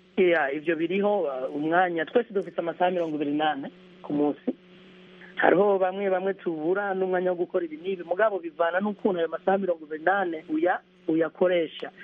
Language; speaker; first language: Rundi; early bilingual, heritage; Rundi